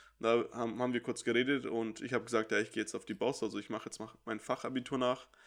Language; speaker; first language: German; native; German